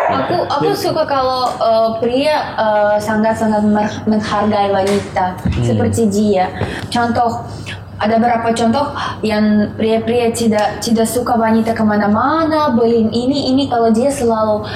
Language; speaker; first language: Indonesian; non-native, learner; Russian